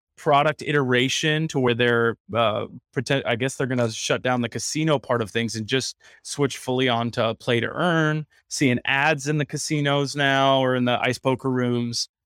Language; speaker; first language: English; native; English